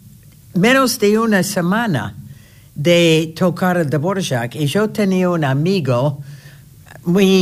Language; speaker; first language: Spanish; non-native, fluent; English